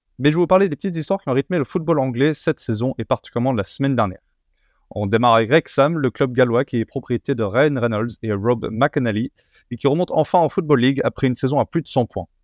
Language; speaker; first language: French; native; French